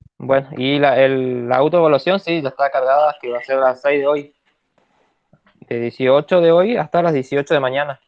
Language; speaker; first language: Spanish; native; Spanish